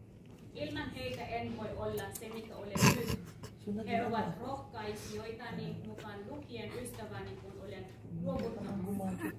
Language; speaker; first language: Finnish; non-native, learner; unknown